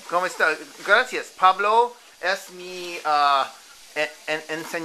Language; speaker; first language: Spanish; non-native, learner; English